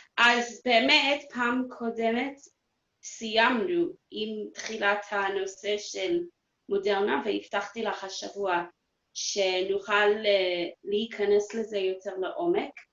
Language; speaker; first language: Hebrew; non-native, fluent; English